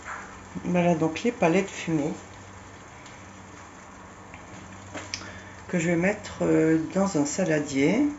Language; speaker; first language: French; native; French